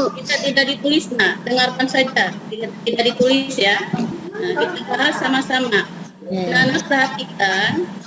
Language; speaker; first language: Indonesian; native; Indonesian